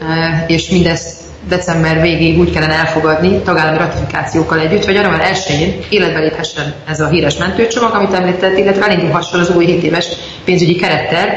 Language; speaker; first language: Hungarian; native; Hungarian